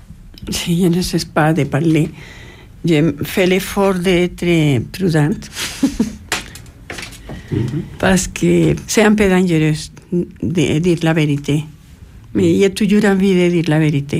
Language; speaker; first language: French; non-native, fluent; Spanish